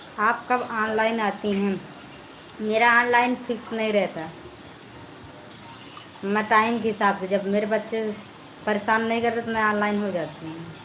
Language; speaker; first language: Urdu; non-native, local second language; Awadhi